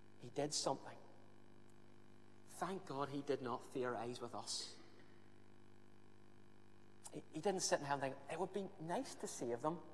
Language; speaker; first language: English; native; English